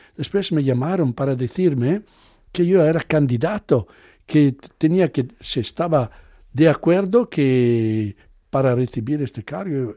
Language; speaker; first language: Spanish; non-native, fluent; Italian